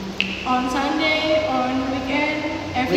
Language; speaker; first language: English; non-native, learner; Indonesian